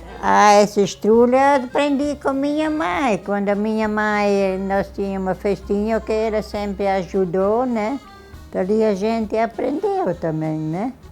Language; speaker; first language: Portuguese; non-native, local second language; German